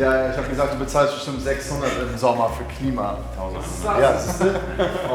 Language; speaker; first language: German; non-native, learner; English